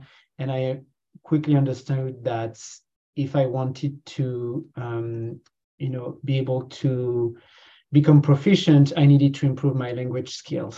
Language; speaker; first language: English; non-native, fluent; French